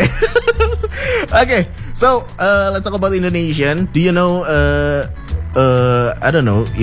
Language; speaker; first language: English; non-native, fluent; Indonesian